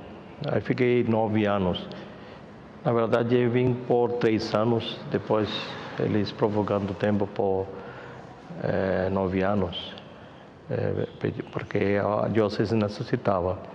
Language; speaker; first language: Portuguese; non-native, fluent; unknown